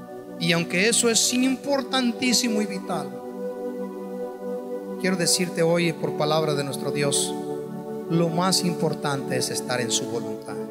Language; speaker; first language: Spanish; native; Spanish